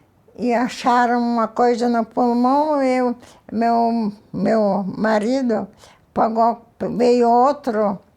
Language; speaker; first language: Portuguese; early bilingual, other home language; Ukrainian